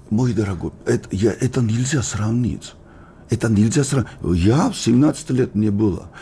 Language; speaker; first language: Russian; non-native, local second language; Georgian